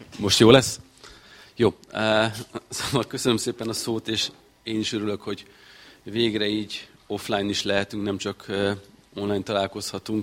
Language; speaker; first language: Hungarian; native; Hungarian